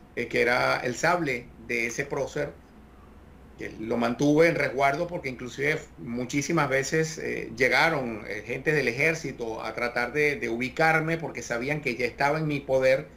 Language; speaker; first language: Spanish; native; Spanish